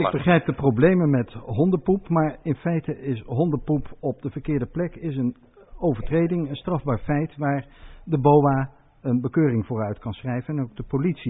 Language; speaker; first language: Dutch; native; Dutch